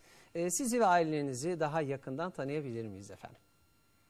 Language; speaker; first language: Turkish; native; Turkish